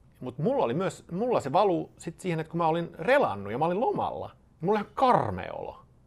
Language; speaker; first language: Finnish; non-native, fluent; Swedish